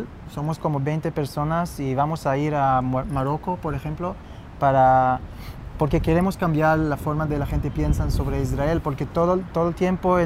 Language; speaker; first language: Spanish; non-native, fluent; Hebrew